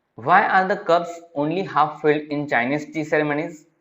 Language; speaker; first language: English; non-native, local second language; Marathi